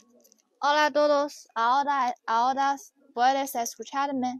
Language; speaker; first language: Spanish; non-native, learner; Chinese